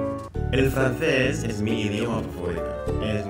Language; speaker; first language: Spanish; non-native, learner; Indonesian